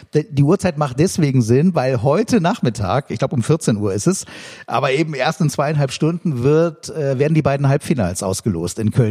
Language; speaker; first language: German; native; German